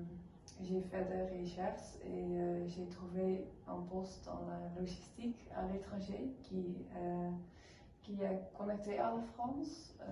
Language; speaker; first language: French; non-native, learner; Dutch